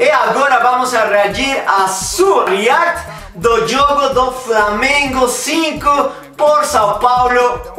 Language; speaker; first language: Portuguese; non-native, learner; Spanish